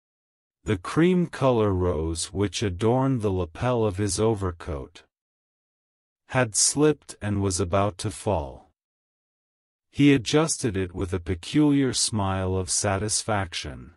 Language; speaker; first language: English; non-native, local second language; Urdu